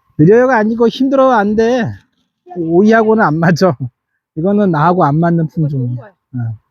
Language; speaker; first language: Korean; native; Korean